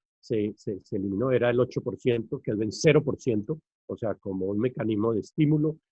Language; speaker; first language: Spanish; native; Spanish